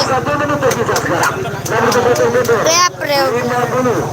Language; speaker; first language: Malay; non-native, local second language; Madurese